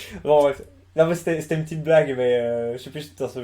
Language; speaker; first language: French; native; French